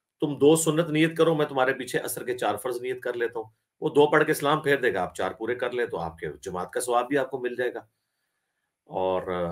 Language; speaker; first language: Urdu; non-native, local second language; Punjabi